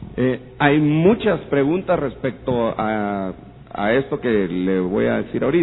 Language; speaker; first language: Spanish; native; Spanish